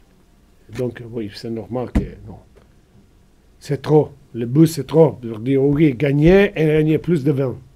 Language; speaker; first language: French; non-native, fluent; Italian